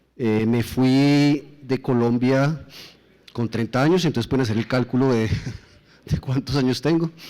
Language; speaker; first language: Spanish; native; Spanish